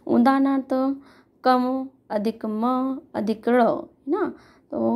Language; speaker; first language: Hindi; non-native, local second language; Marathi